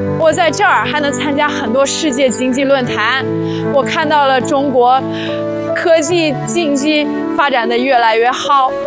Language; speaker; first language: Chinese; non-native, fluent; Russian